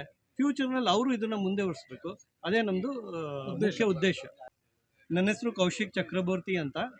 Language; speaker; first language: Kannada; non-native, local second language; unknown